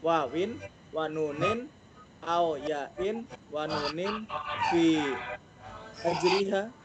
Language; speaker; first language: Arabic; non-native, learner; Indonesian